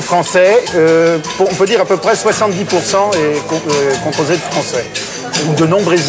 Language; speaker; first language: French; native; French